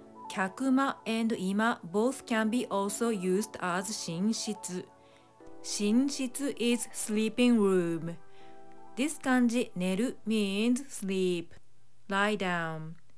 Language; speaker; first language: English; non-native, fluent; Japanese